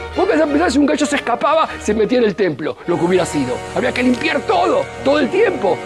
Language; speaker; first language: Spanish; native; Spanish